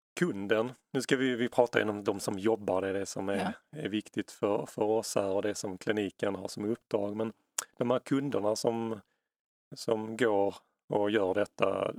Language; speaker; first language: Swedish; native; Swedish